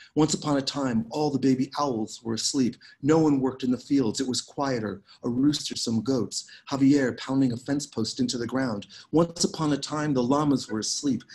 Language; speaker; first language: English; native; English